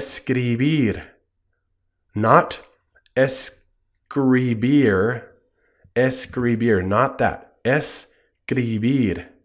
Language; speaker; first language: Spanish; non-native, fluent; English